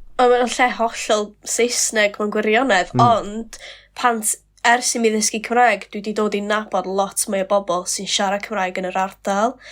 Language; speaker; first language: Welsh; non-native, local second language; English